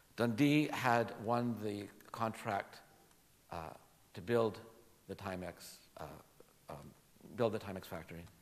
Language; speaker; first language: English; native; English